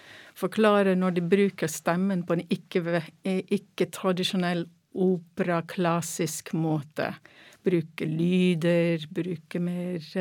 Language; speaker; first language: Norwegian; non-native, fluent; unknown